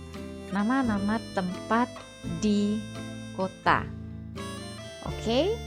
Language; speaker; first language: Indonesian; native; Indonesian